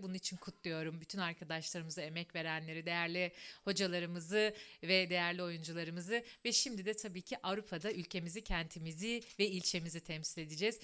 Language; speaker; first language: Turkish; native; Turkish